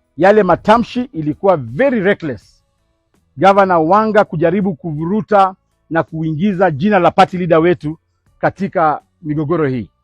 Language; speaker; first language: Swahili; non-native, local second language; Luyia